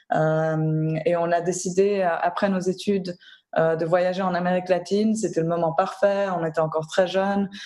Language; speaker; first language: French; native; French